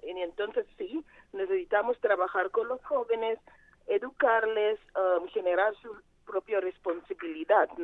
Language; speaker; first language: Spanish; non-native, fluent; Portuguese